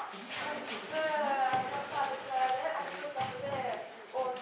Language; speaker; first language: French; non-native, learner; Ukrainian